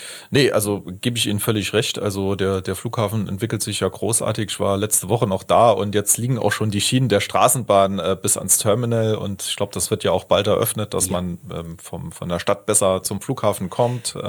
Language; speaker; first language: German; native; German